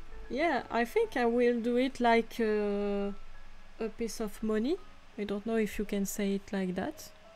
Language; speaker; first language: English; non-native, fluent; French